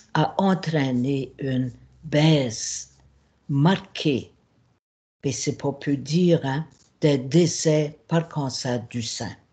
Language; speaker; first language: French; native; French